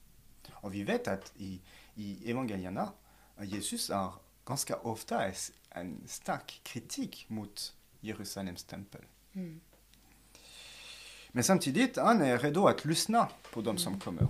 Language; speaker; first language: Swedish; non-native, fluent; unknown